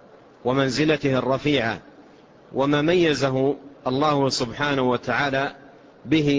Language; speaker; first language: Arabic; native; Arabic